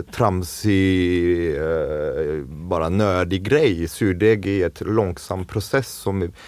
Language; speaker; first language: Swedish; non-native, fluent; French